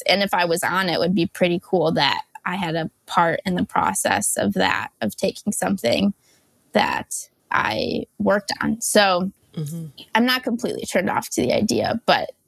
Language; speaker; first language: English; native; English